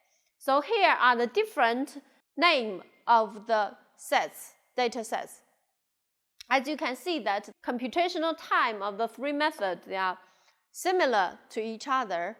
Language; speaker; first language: English; non-native, local second language; Chinese